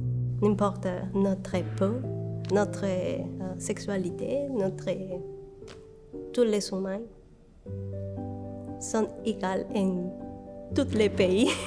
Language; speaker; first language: French; non-native, learner; Spanish